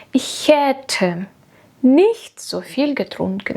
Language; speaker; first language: German; non-native, fluent; Ukrainian